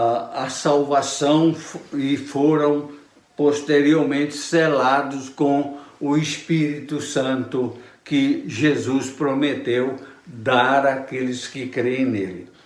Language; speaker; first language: Portuguese; native; Portuguese